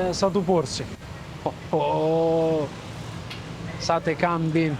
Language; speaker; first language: Indonesian; non-native, learner; Italian